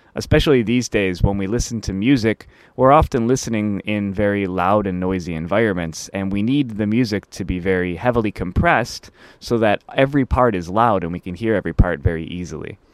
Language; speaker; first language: English; native; English